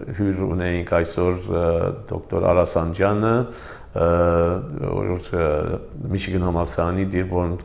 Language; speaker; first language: Armenian; early bilingual, heritage; Armenian